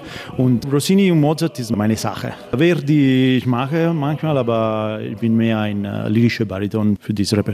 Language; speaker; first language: German; non-native, learner; Italian